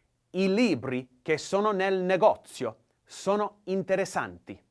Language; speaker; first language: Italian; non-native, learner; English